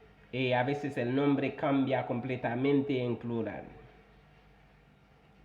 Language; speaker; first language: Spanish; non-native, fluent; Haitian Creole